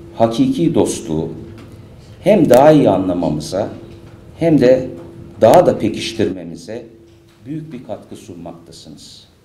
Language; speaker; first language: Turkish; native; Turkish